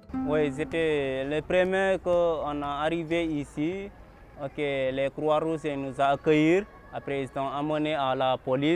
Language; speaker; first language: French; non-native, learner; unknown